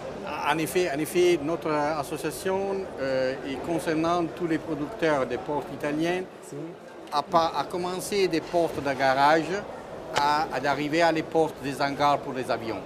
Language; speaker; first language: French; non-native, fluent; Italian